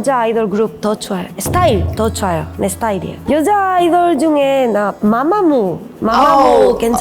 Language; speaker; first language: Korean; non-native, learner; Spanish